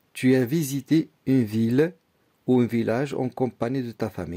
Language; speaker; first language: French; non-native, local second language; Arabic